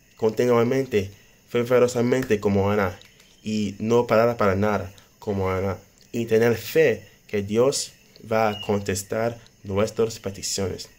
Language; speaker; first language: Spanish; non-native, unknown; English